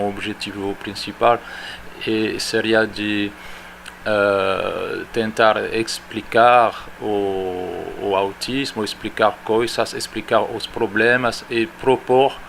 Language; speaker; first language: Portuguese; non-native, fluent; French